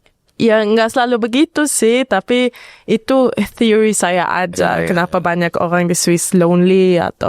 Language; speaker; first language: Indonesian; early bilingual, heritage; Indonesian